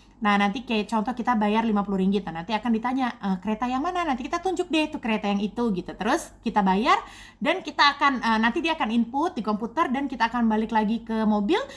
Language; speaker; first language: Indonesian; native; Indonesian